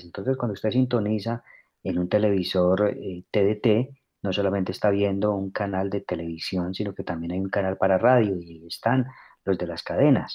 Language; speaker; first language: Spanish; native; Spanish